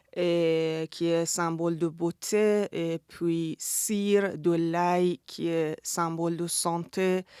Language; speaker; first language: French; non-native, fluent; Persian